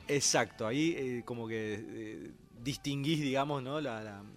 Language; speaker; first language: Spanish; native; Spanish